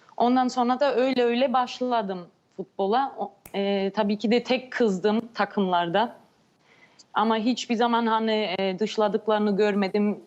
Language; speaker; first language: Turkish; early bilingual, heritage; Turkish